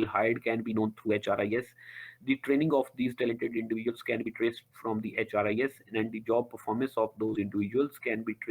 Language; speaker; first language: English; non-native, local second language; Urdu